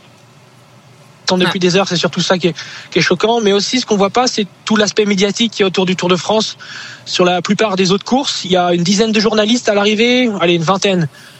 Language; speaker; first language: French; native; French